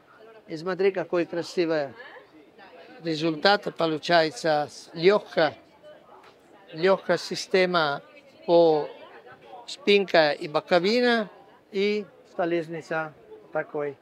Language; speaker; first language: Russian; non-native, fluent; Italian